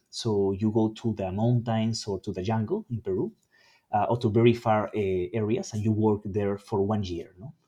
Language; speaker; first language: English; non-native, fluent; Spanish